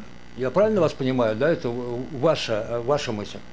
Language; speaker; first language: Russian; native; Russian